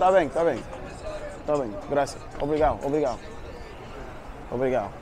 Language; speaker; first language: Portuguese; non-native, learner; English